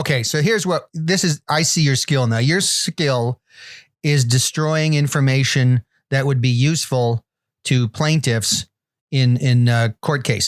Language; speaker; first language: English; native; English